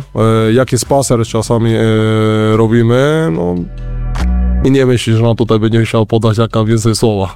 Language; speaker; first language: Polish; non-native, learner; Spanish